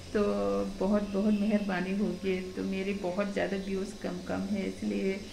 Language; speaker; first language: Hindi; non-native, local second language; Kok Borok